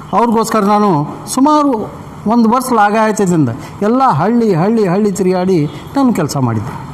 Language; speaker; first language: Kannada; non-native, local second language; Urdu